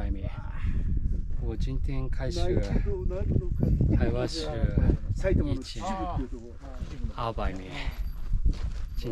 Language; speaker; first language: Chinese; non-native, learner; Japanese